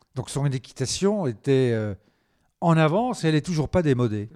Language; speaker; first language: French; native; French